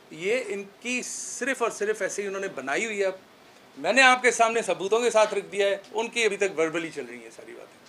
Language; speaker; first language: Urdu; non-native, local second language; Sindhi